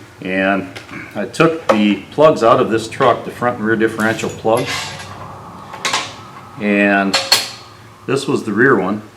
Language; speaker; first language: English; native; English